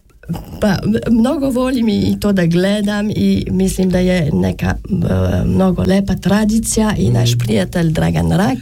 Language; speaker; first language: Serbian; non-native, learner; French